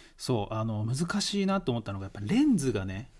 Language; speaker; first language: Japanese; native; Japanese